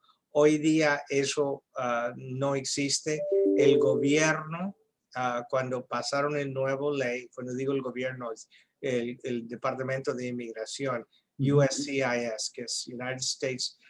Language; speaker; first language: Spanish; early bilingual, heritage; English